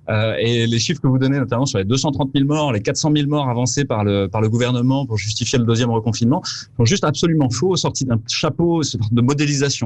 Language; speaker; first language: French; native; French